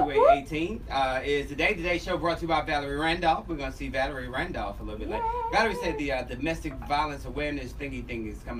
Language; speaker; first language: English; native; English